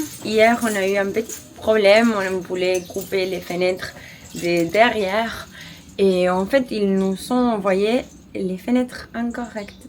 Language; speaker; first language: French; non-native, fluent; Spanish